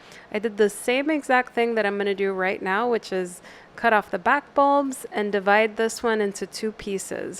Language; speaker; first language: English; native; English